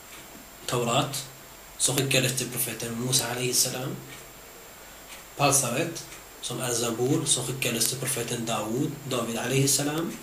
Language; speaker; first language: Swedish; early bilingual, other home language; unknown